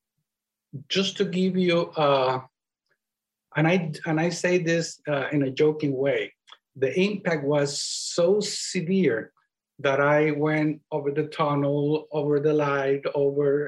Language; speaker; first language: English; non-native, fluent; Spanish